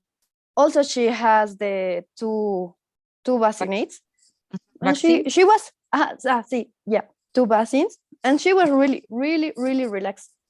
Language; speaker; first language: English; non-native, learner; Spanish